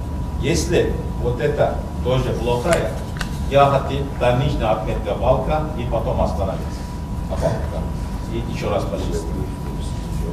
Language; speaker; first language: Russian; non-native, learner; Turkish